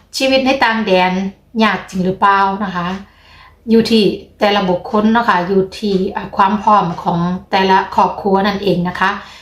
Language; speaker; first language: Thai; native; Thai